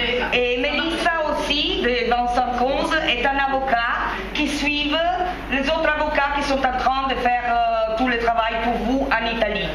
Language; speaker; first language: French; non-native, fluent; Italian